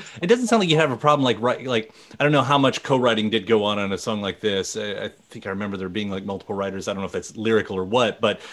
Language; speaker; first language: English; native; English